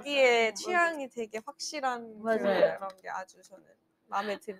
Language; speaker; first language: Korean; native; Korean